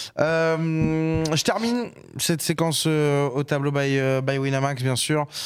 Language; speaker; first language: French; native; French